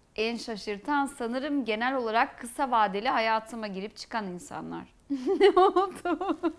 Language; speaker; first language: Turkish; early bilingual, heritage; Turkish